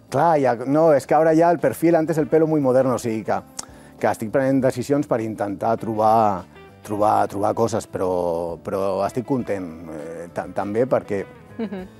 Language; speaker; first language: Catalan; non-native, local second language; Spanish